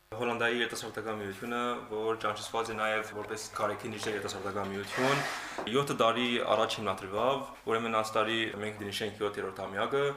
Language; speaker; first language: Armenian; early bilingual, heritage; Armenian